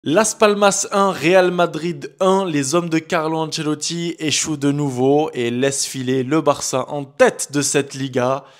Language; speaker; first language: French; native; French